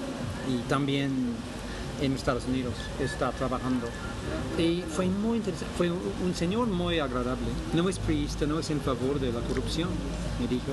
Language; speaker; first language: Spanish; non-native, fluent; English